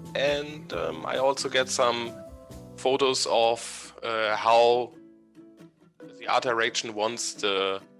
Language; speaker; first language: English; non-native, fluent; German